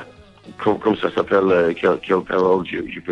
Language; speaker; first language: French; non-native, learner; English